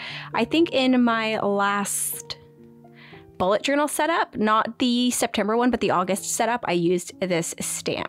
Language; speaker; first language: English; native; English